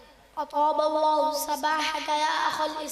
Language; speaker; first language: Arabic; non-native, learner; Urdu